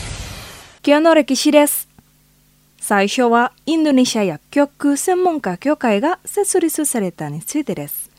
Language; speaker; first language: Japanese; non-native, learner; Indonesian